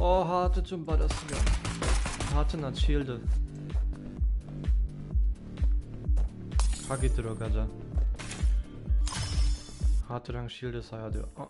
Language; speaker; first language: Korean; non-native, fluent; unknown